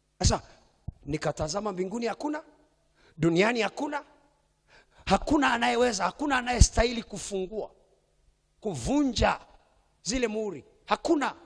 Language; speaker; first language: Swahili; native; Swahili